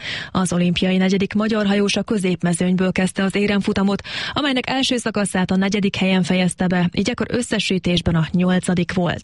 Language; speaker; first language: Hungarian; native; Hungarian